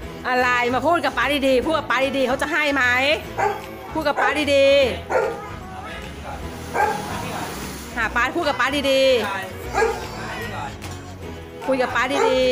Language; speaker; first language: Thai; native; Thai